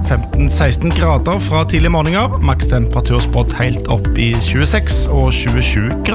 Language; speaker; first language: Norwegian; native; Norwegian